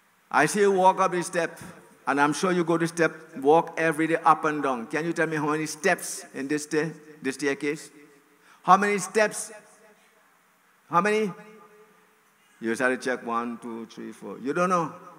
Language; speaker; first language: English; native; English